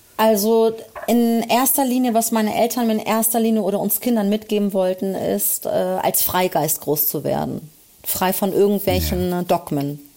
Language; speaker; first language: German; early bilingual, other home language; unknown